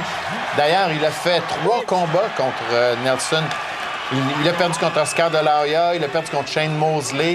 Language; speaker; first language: French; native; French